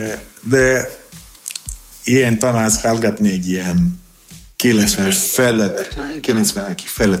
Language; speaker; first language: Hungarian; non-native, learner; Greek